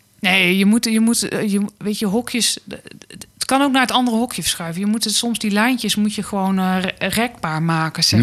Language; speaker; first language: Dutch; native; Dutch